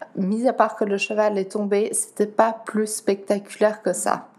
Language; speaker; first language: French; non-native, fluent; Dutch